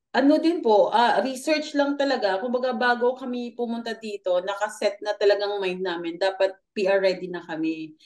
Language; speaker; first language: Filipino; non-native, local second language; Hiligaynon